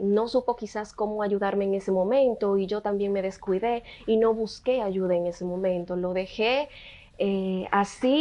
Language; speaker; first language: Spanish; native; Spanish